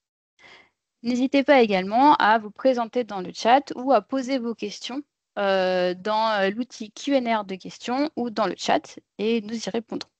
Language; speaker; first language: French; native; French